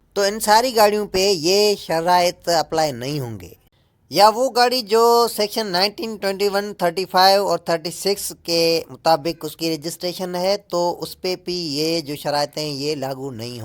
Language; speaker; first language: Urdu; native; Urdu